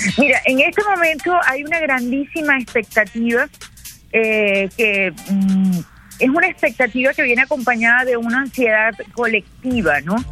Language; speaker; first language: Spanish; native; Spanish